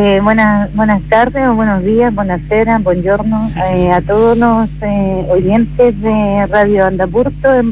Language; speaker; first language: Spanish; native; Spanish